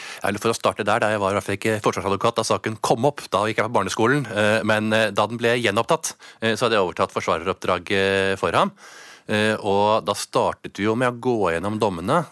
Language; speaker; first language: Norwegian; native; Norwegian